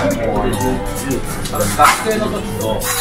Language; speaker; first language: Japanese; native; Japanese